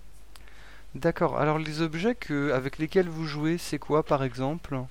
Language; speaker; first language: French; native; French